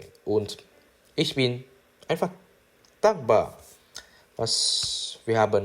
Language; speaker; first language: German; non-native, learner; English